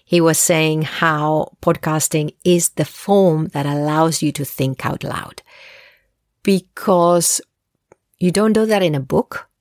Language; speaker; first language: English; early bilingual, other home language; Spanish